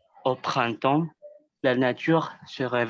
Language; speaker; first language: French; non-native, learner; Indonesian